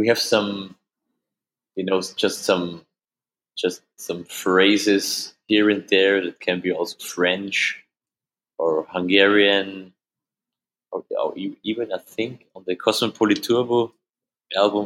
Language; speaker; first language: English; non-native, fluent; German